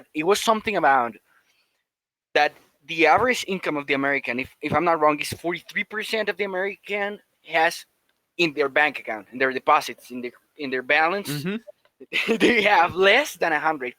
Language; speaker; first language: English; non-native, fluent; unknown